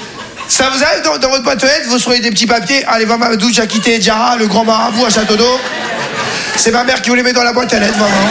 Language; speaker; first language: French; native; French